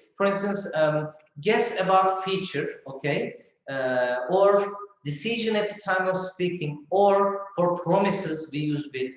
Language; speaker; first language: English; non-native, fluent; Turkish